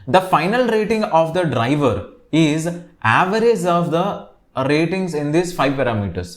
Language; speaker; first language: English; non-native, local second language; Telugu